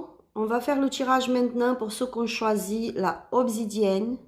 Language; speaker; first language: French; non-native, learner; Spanish